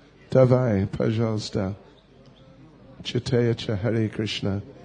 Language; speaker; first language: Russian; non-native, learner; English